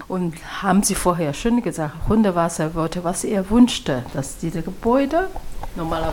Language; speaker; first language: German; non-native, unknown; Chinese